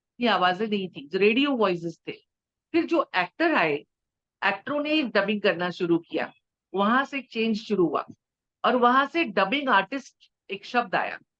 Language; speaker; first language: Hindi; native; Hindi